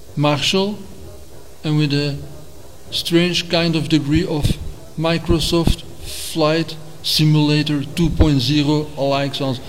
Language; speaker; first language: English; non-native, fluent; Dutch